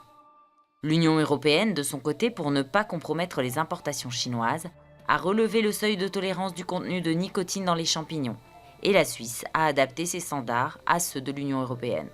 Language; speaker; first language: French; native; French